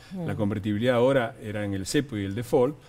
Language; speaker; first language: Spanish; native; Spanish